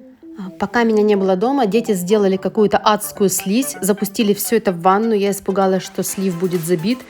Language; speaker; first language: Russian; native; Russian